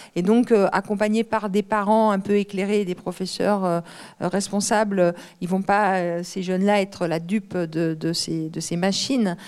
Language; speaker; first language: French; native; French